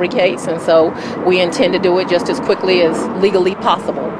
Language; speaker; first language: English; native; English